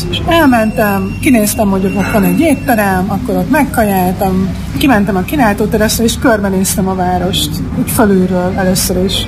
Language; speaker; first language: Hungarian; native; Hungarian